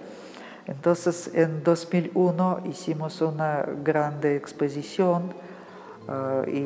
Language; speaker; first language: Spanish; non-native, fluent; Russian